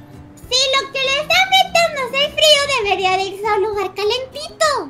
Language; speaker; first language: Spanish; native; Spanish